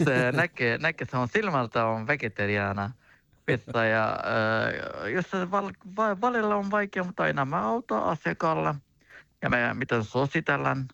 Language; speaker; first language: Finnish; non-native, learner; Turkish